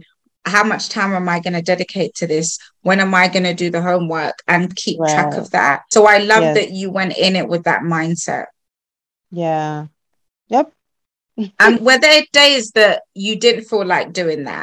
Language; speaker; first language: English; non-native, local second language; Krio